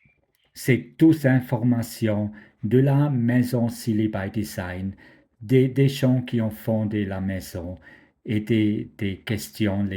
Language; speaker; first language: French; non-native, fluent; German